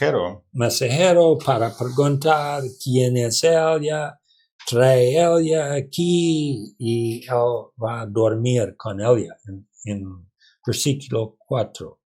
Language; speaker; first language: Spanish; non-native, learner; English